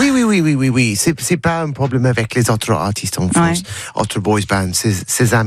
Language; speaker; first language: French; non-native, learner; English